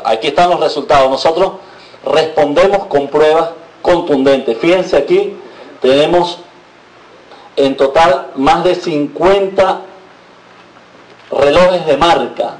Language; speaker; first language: Spanish; native; Spanish